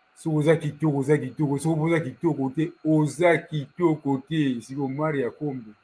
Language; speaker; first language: French; non-native, local second language; Lingala